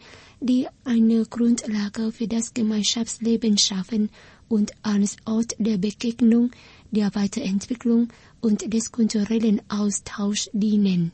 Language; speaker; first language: German; non-native, fluent; Vietnamese